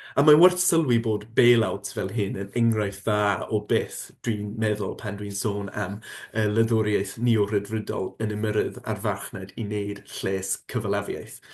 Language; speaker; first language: Welsh; non-native, fluent; English